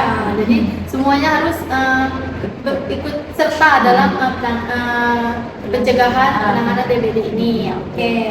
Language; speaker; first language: Indonesian; native; Indonesian